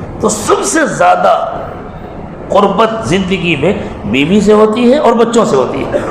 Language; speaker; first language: Urdu; native; Urdu